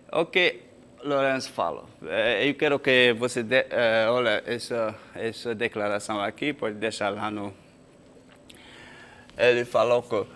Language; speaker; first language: Portuguese; non-native, fluent; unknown